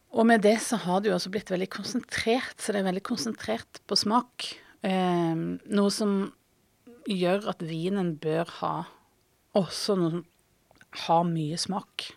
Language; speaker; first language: Norwegian; native; Norwegian